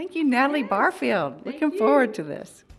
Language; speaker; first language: English; native; English